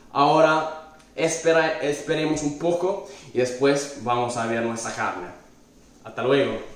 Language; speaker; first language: Spanish; non-native, fluent; Italian